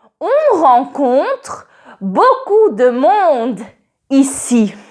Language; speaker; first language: French; non-native, fluent; Polish